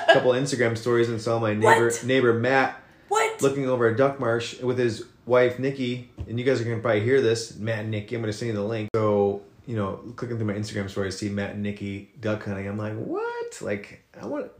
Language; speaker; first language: English; native; English